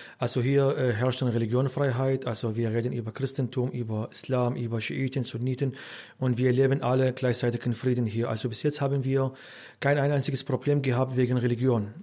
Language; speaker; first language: German; non-native, fluent; Arabic